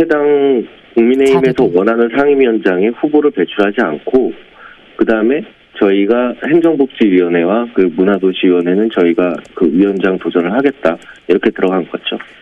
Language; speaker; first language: Korean; native; Korean